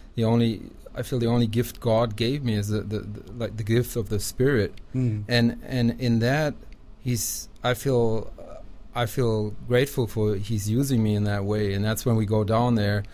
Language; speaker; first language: English; non-native, fluent; German